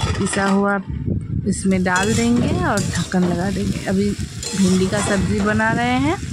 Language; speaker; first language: Hindi; non-native, local second language; Bangla